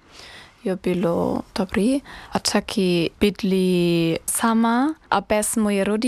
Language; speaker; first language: Czech; non-native, learner; German